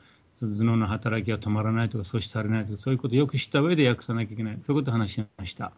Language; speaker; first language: Japanese; non-native, fluent; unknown